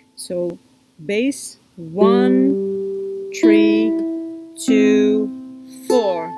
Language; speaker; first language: English; non-native, fluent; Dutch